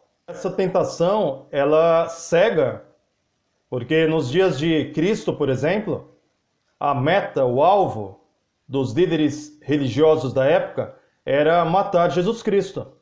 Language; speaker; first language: Portuguese; native; Portuguese